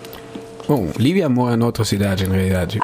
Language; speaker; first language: Portuguese; non-native, learner; Spanish